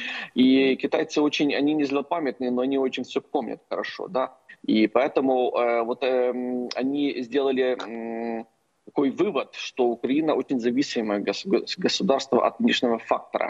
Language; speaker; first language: Russian; non-native, local second language; Ukrainian